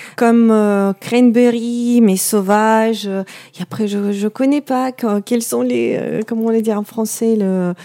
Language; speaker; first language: French; non-native, fluent; Russian